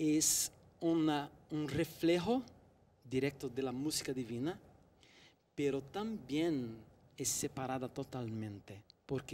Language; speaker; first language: Spanish; non-native, fluent; Portuguese